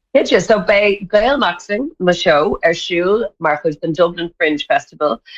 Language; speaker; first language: Irish; native; Irish